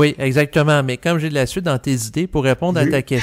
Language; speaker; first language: French; native; French